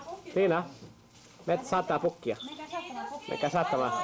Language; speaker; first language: Finnish; native; Finnish